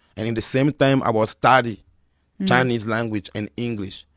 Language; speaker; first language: English; non-native, fluent; Lingala